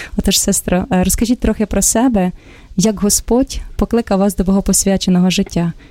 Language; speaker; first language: Ukrainian; native; Ukrainian